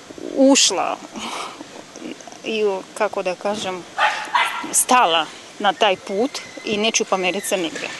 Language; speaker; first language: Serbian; non-native, learner; Russian